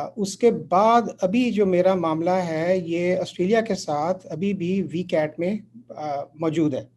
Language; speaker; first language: Urdu; native; Urdu